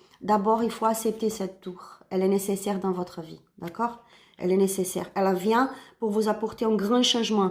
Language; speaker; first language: French; non-native, learner; Spanish